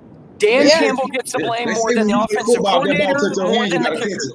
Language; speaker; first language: English; native; English